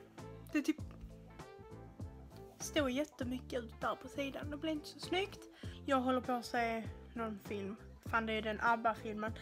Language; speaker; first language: Swedish; native; Swedish